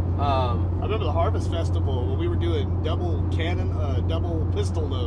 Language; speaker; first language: English; native; English